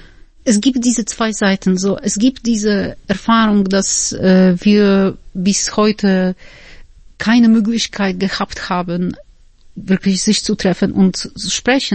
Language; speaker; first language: German; non-native, fluent; Polish